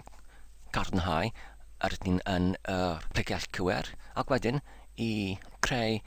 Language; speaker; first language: Welsh; non-native, learner; English